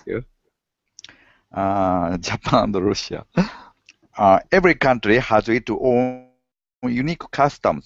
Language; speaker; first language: English; non-native, learner; Japanese